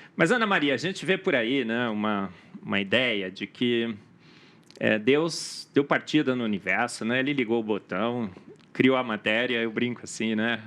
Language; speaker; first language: Portuguese; native; Portuguese